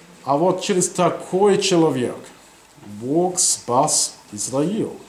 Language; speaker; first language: Russian; non-native, fluent; English